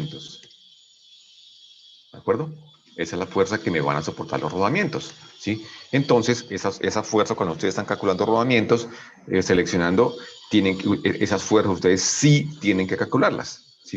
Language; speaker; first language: Spanish; native; Spanish